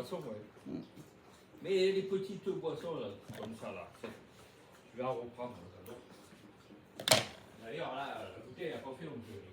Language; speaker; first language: French; native; French